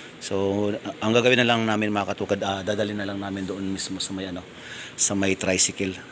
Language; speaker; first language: Filipino; native; Filipino